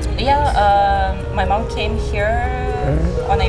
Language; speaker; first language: English; non-native, learner; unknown